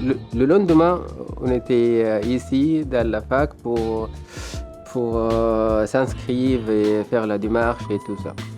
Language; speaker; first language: French; non-native, fluent; Arabic